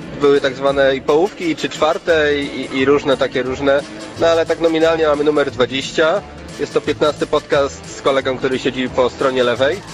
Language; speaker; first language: Polish; native; Polish